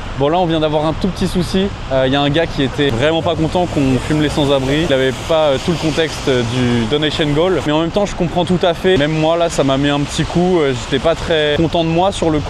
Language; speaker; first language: French; native; French